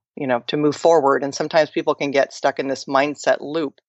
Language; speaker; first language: English; native; English